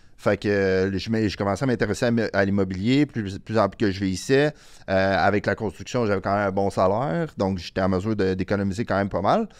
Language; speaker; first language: French; native; French